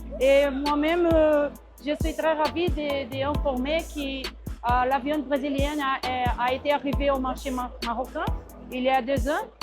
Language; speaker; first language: French; non-native, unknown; Portuguese